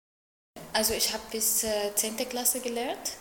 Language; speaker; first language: German; non-native, learner; Arabic